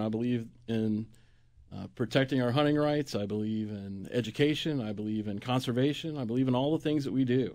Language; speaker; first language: English; native; English